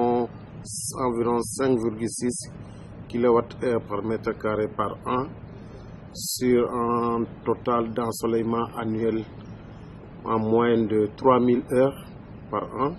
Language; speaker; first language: French; non-native, local second language; Wolof